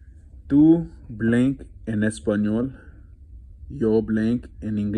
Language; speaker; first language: Spanish; non-native, learner; English